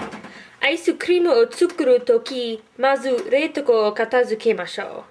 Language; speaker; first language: Japanese; non-native, learner; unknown